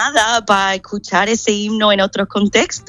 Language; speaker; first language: Spanish; non-native, fluent; English